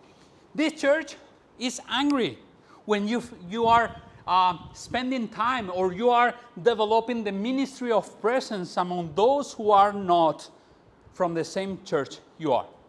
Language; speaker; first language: English; non-native, fluent; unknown